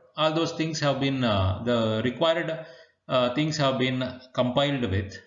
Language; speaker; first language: English; non-native, local second language; Kannada